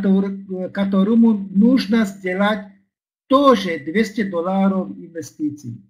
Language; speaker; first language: Russian; non-native, learner; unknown